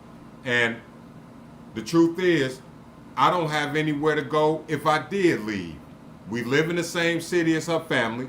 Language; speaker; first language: English; native; English